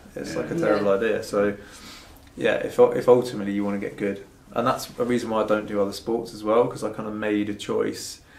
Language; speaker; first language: English; native; English